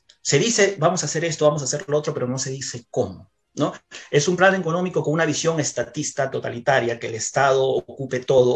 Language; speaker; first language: Spanish; native; Spanish